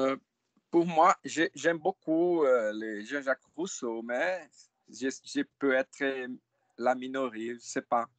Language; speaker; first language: French; non-native, fluent; Portuguese